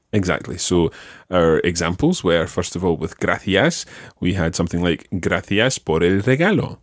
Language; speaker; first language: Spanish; non-native, fluent; English